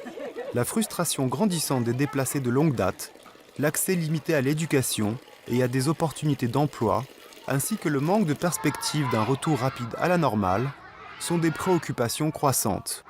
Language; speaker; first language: French; native; French